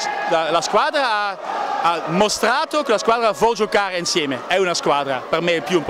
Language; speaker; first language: Italian; non-native, learner; Dutch